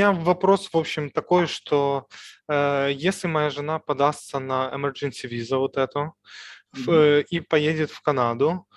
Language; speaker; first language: Russian; native; Russian